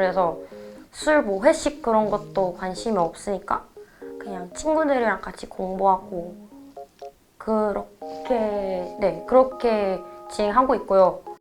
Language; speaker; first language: Korean; non-native, fluent; Indonesian